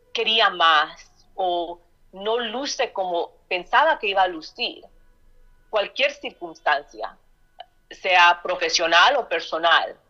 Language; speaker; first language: Spanish; early bilingual, heritage; Spanish